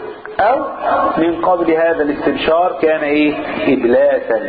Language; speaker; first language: Arabic; native; Arabic